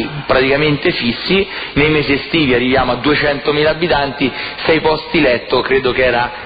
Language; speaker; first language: Italian; native; Italian